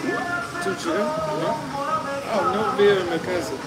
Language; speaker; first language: Spanish; non-native, learner; English